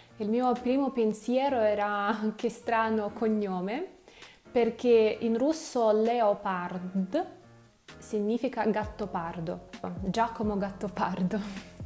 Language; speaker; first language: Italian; non-native, fluent; Russian